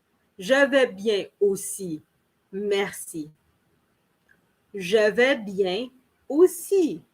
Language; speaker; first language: French; non-native, learner; English